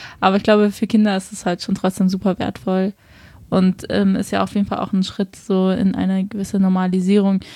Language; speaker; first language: German; early bilingual, other home language; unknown